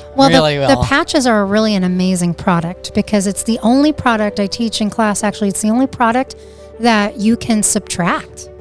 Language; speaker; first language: English; native; English